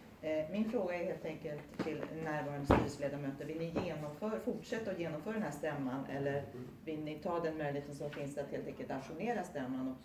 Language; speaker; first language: Swedish; native; Swedish